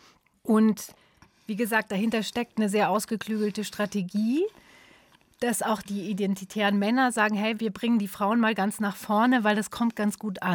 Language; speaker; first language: German; native; German